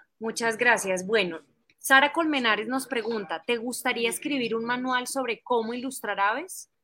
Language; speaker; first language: Spanish; native; Spanish